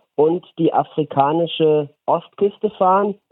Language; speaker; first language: German; native; German